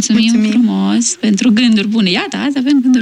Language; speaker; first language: Romanian; native; Romanian